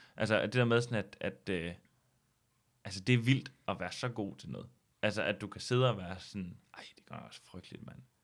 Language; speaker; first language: Danish; native; Danish